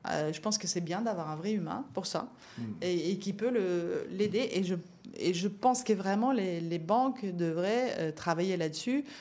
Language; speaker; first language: French; non-native, fluent; Norwegian